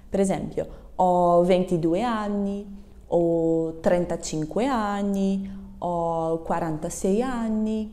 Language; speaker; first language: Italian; non-native, fluent; Portuguese